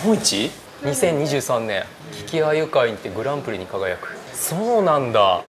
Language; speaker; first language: Japanese; native; Japanese